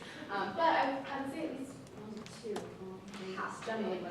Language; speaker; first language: English; native; English